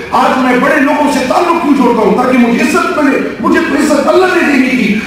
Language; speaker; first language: Urdu; non-native, local second language; Pashto